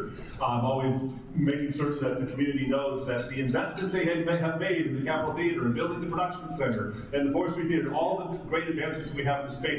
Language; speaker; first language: English; native; English